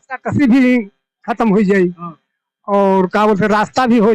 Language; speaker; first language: Hindi; native; Hindi